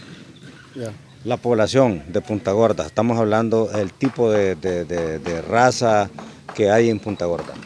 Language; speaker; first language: Spanish; native; Spanish